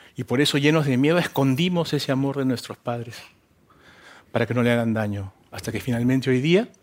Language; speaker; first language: Spanish; native; Spanish